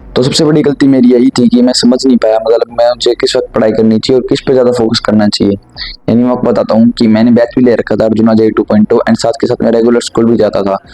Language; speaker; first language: Hindi; native; Hindi